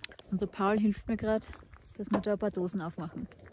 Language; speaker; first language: German; native; German